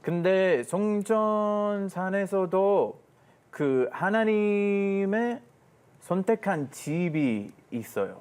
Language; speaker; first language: Korean; non-native, fluent; Hebrew